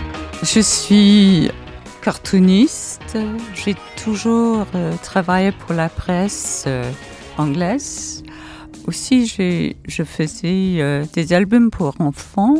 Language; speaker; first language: French; non-native, fluent; English